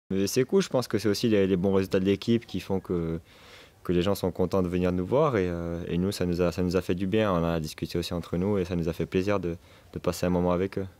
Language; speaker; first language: French; native; French